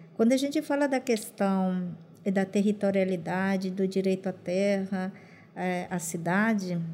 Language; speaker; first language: Portuguese; non-native, local second language; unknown